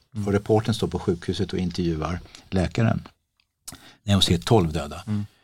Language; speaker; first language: Swedish; native; Swedish